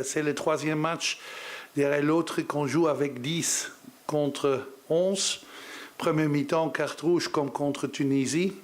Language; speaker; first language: French; non-native, learner; Dutch